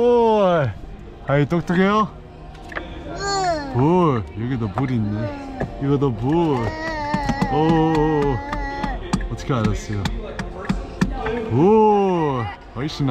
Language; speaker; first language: Korean; early bilingual, heritage; English